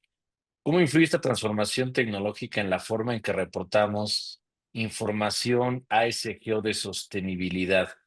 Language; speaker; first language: Spanish; native; Spanish